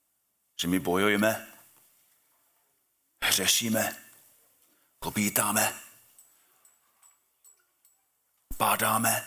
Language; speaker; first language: Czech; non-native, fluent; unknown